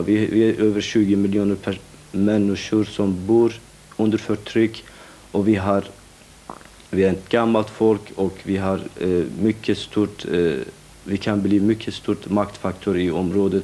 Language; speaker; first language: Swedish; non-native, fluent; Kurdish